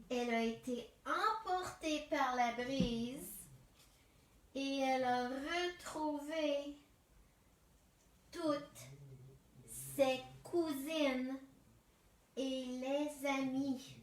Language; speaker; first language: French; native; French